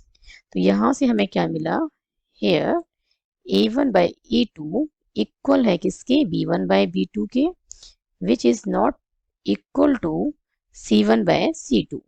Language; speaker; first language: Hindi; native; Hindi